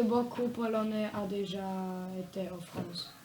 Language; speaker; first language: French; non-native, learner; Polish